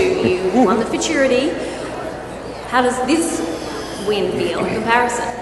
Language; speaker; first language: English; native; English